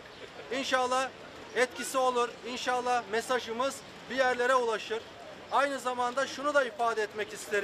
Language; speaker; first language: Turkish; native; Turkish